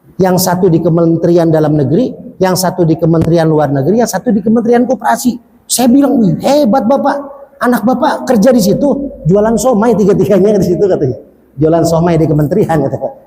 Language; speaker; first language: Indonesian; native; Indonesian